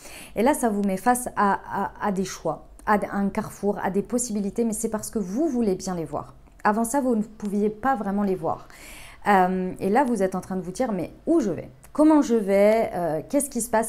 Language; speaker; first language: French; native; French